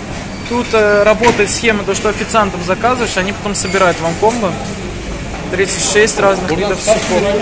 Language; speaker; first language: Russian; native; Russian